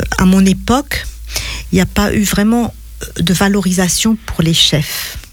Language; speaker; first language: French; non-native, local second language; Arabic